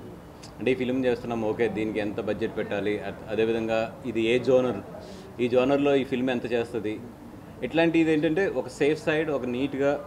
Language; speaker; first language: Telugu; native; Telugu